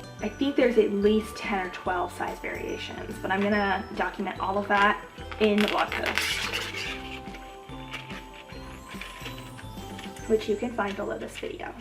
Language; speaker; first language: English; native; English